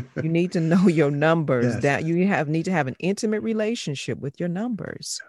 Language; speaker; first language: English; native; English